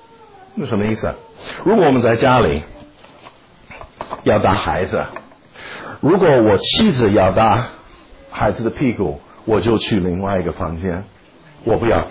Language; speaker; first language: Chinese; non-native, fluent; English